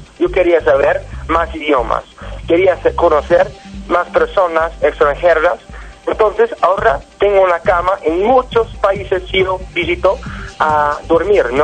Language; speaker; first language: Spanish; non-native, learner; English